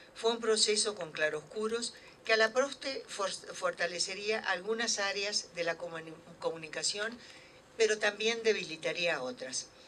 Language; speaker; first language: Spanish; native; Spanish